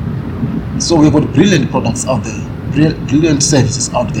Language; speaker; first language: English; non-native, local second language; Shona